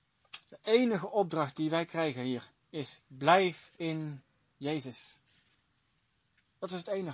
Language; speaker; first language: Dutch; native; Dutch